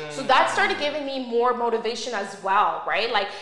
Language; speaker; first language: English; native; English